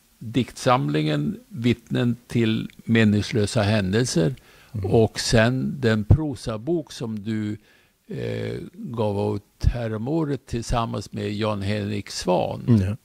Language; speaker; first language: Swedish; native; Swedish